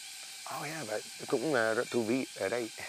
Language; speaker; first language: Vietnamese; non-native, learner; English